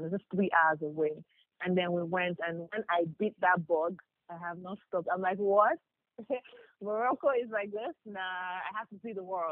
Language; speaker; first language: English; non-native, local second language; Yoruba